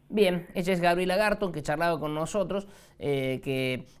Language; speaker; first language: Spanish; native; Spanish